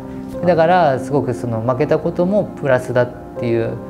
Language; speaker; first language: Japanese; native; Japanese